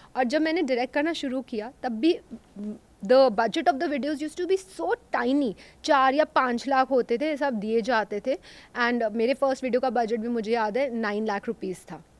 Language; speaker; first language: Hindi; native; Hindi